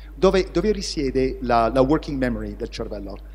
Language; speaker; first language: Italian; non-native, fluent; English